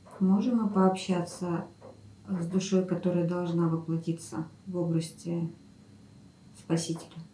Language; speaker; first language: Russian; native; Russian